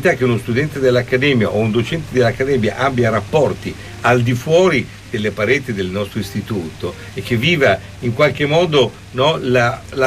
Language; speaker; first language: Italian; native; Italian